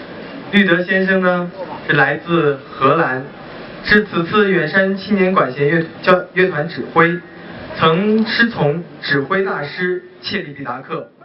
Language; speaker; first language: Chinese; native; Chinese